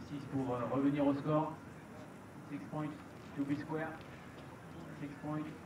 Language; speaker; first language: French; native; French